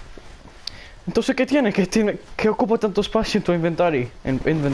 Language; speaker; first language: Spanish; non-native, learner; English